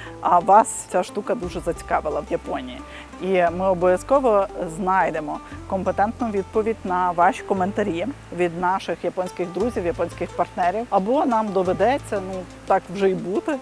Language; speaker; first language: Ukrainian; native; Ukrainian